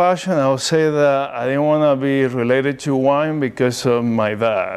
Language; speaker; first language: English; non-native, fluent; Spanish